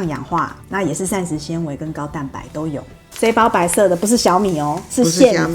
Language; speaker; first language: Chinese; native; Chinese